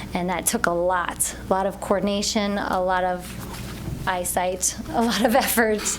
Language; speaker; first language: English; native; English